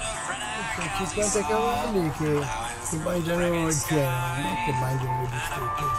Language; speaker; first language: Italian; native; Italian